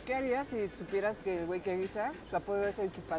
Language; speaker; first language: Spanish; native; Spanish